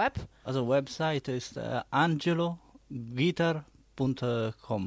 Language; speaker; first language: German; non-native, learner; Italian